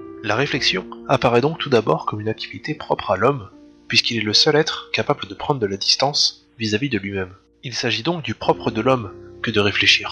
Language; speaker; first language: French; native; French